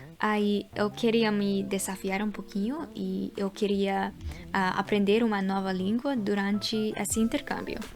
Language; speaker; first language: Portuguese; non-native, fluent; Dutch